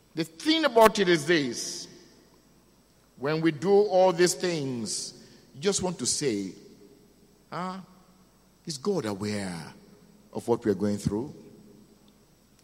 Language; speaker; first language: English; non-native, local second language; Yoruba